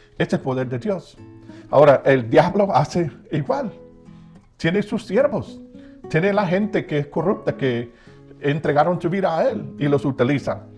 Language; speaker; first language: Spanish; non-native, fluent; English